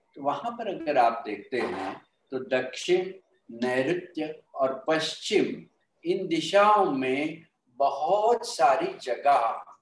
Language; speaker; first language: Hindi; non-native, local second language; Marathi